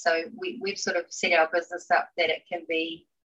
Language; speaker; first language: English; native; English